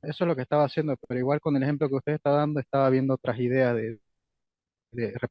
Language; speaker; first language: Spanish; native; Spanish